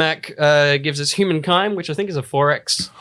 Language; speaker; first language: English; native; English